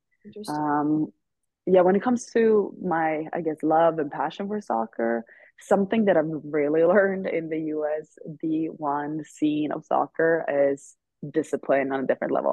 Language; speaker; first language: English; non-native, fluent; Swedish